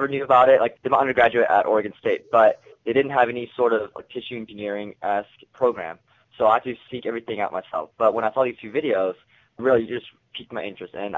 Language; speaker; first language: English; native; English